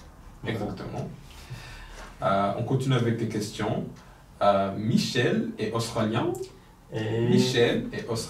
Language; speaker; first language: French; non-native, local second language; Kinyarwanda